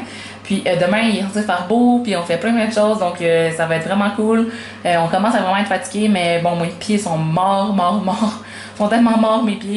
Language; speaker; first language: French; native; French